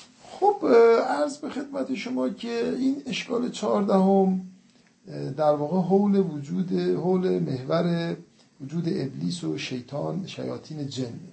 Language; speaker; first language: Persian; native; Persian